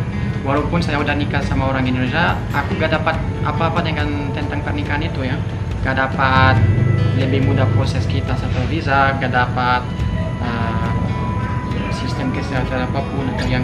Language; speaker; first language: Indonesian; non-native, fluent; French